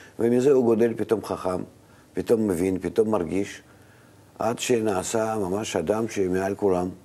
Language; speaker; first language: Hebrew; non-native, fluent; Russian